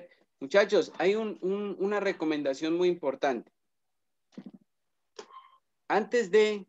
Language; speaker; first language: Spanish; native; Spanish